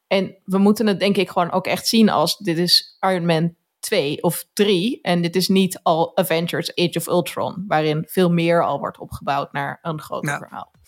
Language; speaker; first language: Dutch; native; Dutch